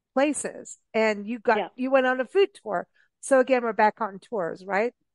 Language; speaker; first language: English; native; English